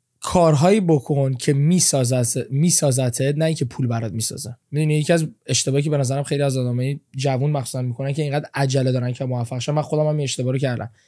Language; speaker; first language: Persian; early bilingual, heritage; Persian